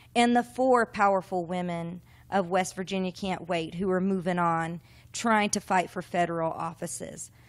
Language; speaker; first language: English; native; English